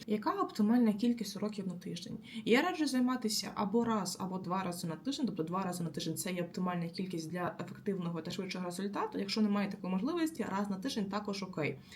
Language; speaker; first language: Ukrainian; native; Ukrainian